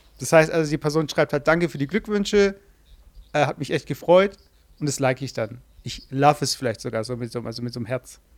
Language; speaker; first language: German; native; German